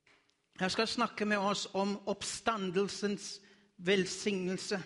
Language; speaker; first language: Norwegian; non-native, learner; Afrikaans